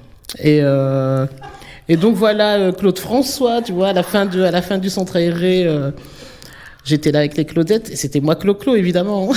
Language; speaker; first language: French; native; French